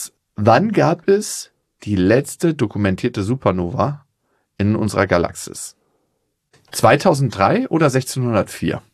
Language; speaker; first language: German; native; German